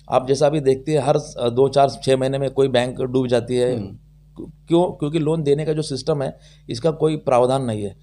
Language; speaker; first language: Hindi; non-native, local second language; Telugu